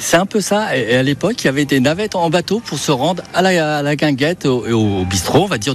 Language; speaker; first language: French; native; French